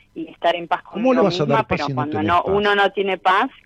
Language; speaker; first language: Spanish; native; Spanish